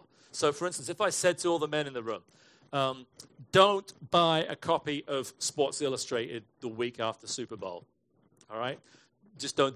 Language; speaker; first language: English; native; English